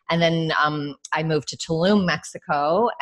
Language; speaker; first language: English; native; English